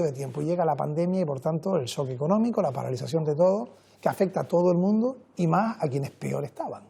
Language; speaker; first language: Spanish; native; Spanish